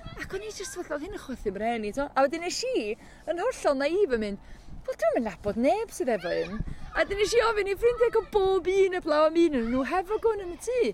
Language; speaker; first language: Welsh; native; Welsh